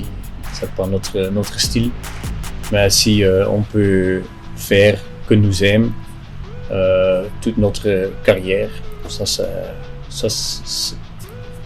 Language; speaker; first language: French; non-native, local second language; Dutch